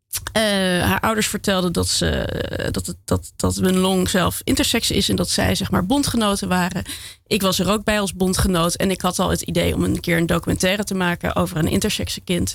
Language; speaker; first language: Dutch; native; Dutch